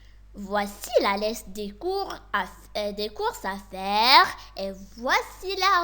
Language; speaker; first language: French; non-native, local second language; Arabic